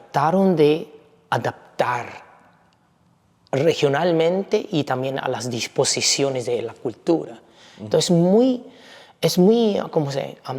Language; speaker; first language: Spanish; non-native, fluent; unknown